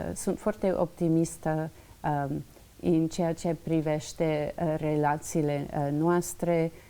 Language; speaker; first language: Romanian; non-native, learner; English